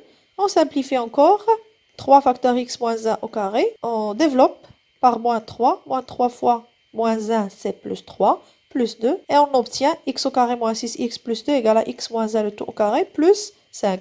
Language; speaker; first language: French; non-native, local second language; Arabic